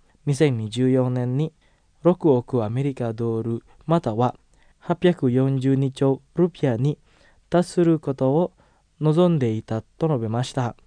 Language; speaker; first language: Japanese; non-native, fluent; Indonesian